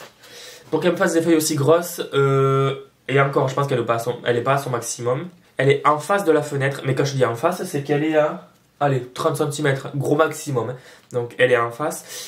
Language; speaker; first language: French; native; French